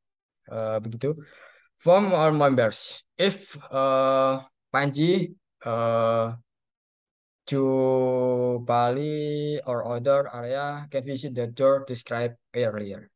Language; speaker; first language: English; non-native, learner; Indonesian